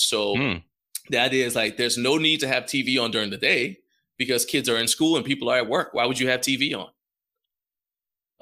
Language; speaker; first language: English; native; English